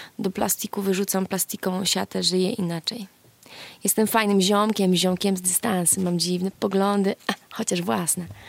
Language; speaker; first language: Polish; native; Polish